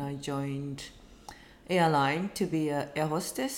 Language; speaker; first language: English; non-native, fluent; Japanese